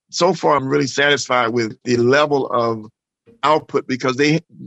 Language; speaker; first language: English; native; English